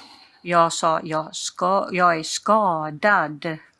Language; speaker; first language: Swedish; non-native, fluent; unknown